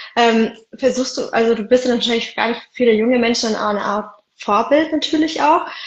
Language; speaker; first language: German; early bilingual, other home language; Arabic